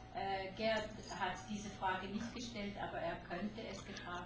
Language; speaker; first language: German; non-native, fluent; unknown